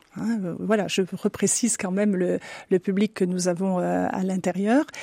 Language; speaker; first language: French; native; French